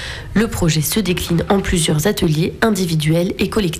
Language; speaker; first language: French; native; French